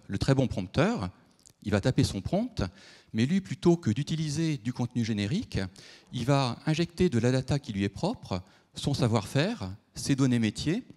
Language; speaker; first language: French; native; French